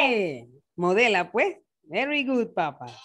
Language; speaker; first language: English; non-native, learner; Spanish